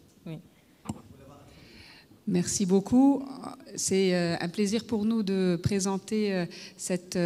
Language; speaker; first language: French; non-native, local second language; Arabic